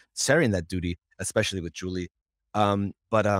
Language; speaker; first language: English; native; English